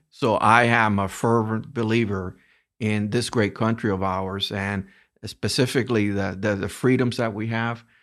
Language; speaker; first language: English; early bilingual, other home language; Spanish